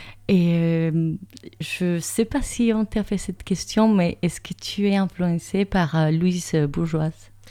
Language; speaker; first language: French; native; French